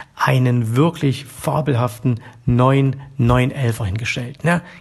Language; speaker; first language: German; native; German